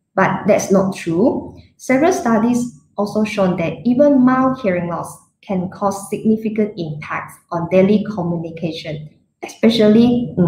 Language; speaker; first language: English; non-native, local second language; Chinese